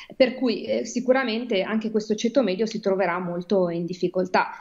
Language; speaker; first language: Italian; native; Italian